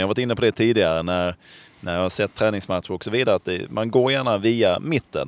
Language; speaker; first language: Swedish; native; Swedish